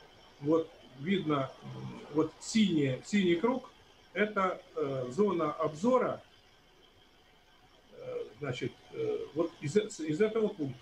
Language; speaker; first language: Russian; native; Russian